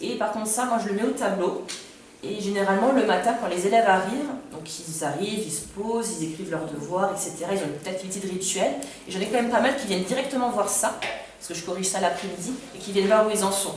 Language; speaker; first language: French; native; French